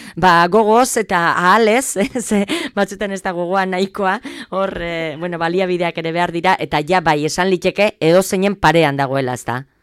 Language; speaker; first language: Basque; native; Basque